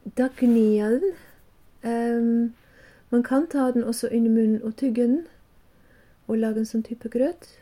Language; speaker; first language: Norwegian; non-native, fluent; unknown